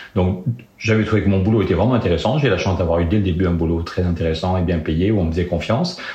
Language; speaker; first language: French; native; French